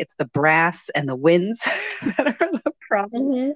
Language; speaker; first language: English; native; English